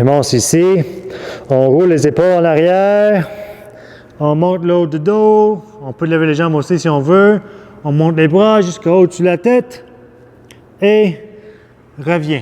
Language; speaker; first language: French; non-native, fluent; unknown